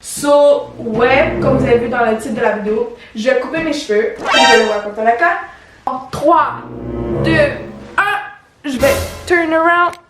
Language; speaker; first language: French; early bilingual, other home language; Spanish